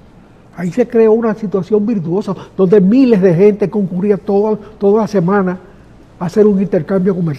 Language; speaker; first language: Spanish; native; Spanish